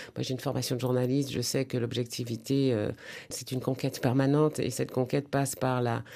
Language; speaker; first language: French; native; French